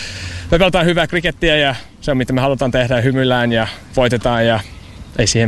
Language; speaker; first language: Finnish; non-native, fluent; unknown